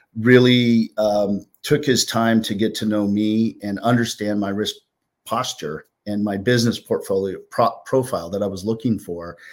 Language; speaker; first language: English; native; English